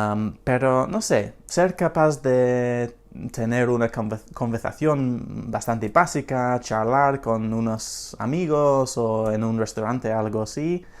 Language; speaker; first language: Spanish; non-native, fluent; English